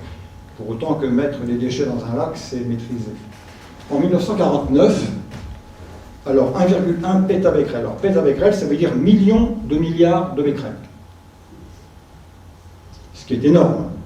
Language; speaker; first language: French; native; French